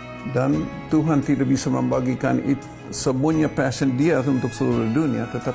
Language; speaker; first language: Indonesian; non-native, fluent; English